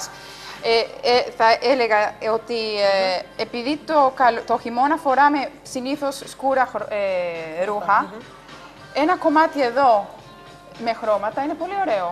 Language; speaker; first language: Greek; non-native, fluent; Spanish